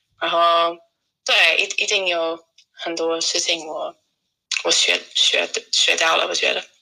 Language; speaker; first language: Chinese; non-native, fluent; English